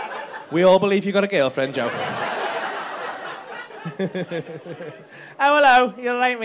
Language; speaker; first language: English; native; English